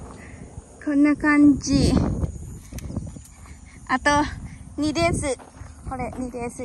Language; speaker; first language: Japanese; non-native, learner; Lao